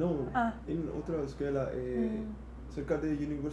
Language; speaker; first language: Spanish; non-native, learner; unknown